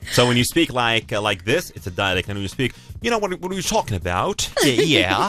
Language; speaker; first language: English; non-native, fluent; Arabic